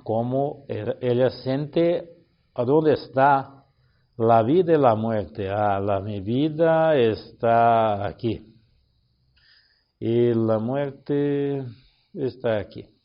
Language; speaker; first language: Spanish; non-native, learner; Portuguese